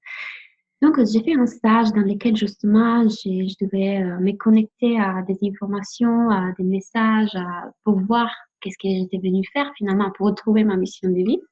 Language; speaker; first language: French; non-native, fluent; Italian